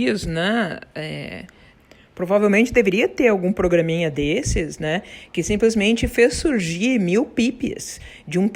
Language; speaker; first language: Portuguese; native; Portuguese